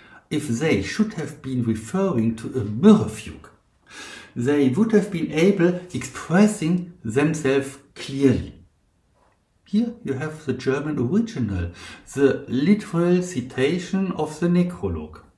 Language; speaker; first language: English; non-native, fluent; German